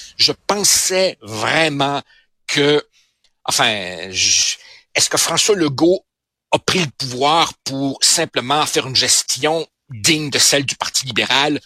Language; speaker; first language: French; early bilingual, other home language; Spanish